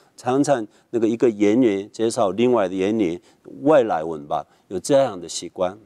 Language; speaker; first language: Chinese; non-native, fluent; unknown